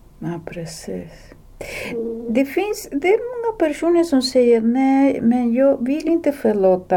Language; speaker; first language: Swedish; non-native, fluent; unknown